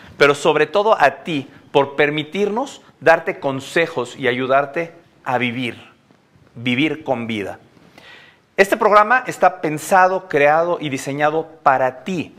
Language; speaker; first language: Spanish; native; Spanish